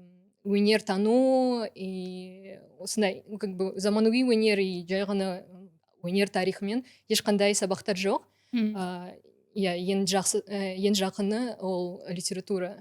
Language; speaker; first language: Kazakh; non-native, local second language; Russian